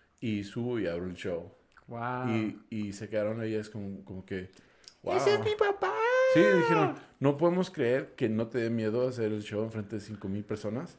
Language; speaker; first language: Spanish; non-native, fluent; English